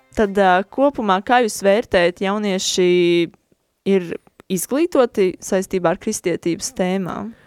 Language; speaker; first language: Latvian; native; Latvian